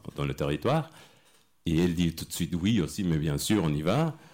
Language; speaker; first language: French; non-native, fluent; Spanish